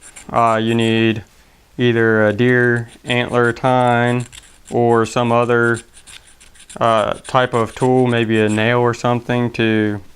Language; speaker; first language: English; native; English